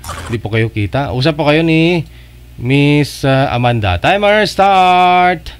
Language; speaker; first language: Filipino; native; Filipino